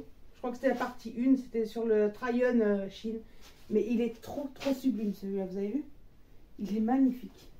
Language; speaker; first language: French; native; French